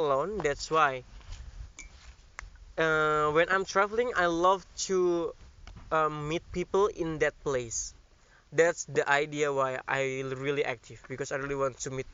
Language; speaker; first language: English; non-native, learner; Indonesian